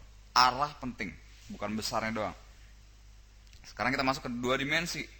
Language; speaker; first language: Indonesian; native; Indonesian